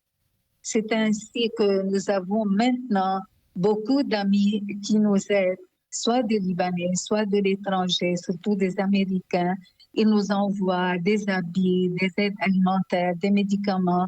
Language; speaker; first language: French; non-native, local second language; Arabic